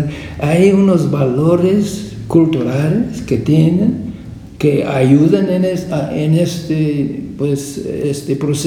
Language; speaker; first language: Spanish; non-native, fluent; English